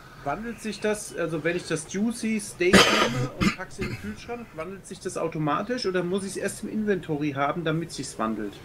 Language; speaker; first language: German; native; German